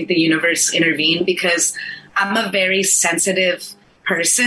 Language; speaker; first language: English; early bilingual, other home language; Persian